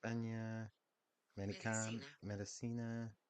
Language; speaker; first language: Spanish; non-native, learner; English